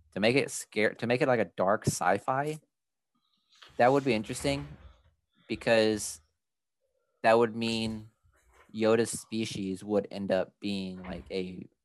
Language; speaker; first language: English; early bilingual, other home language; Spanish